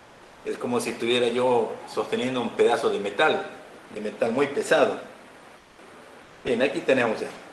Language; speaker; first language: Spanish; native; Spanish